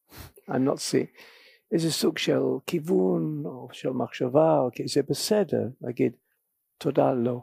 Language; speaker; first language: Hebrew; non-native, fluent; English